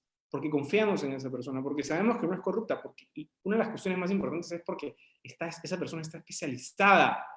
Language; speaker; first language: Spanish; native; Spanish